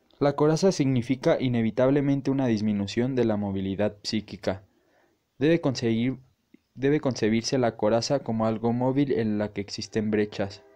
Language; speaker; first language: Spanish; native; Spanish